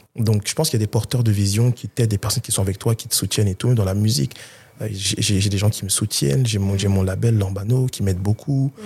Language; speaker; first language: French; early bilingual, other home language; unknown